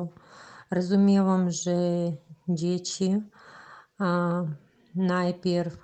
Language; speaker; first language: Polish; non-native, learner; Russian